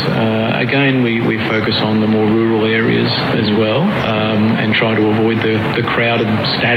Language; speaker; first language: English; native; English